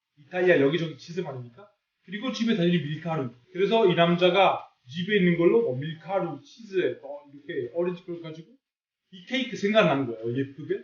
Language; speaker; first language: Korean; non-native, fluent; Italian